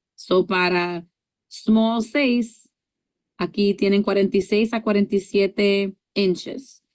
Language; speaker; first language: Spanish; early bilingual, heritage; English